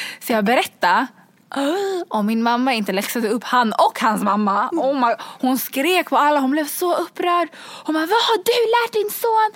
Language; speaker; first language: Swedish; early bilingual, other home language; Kurdish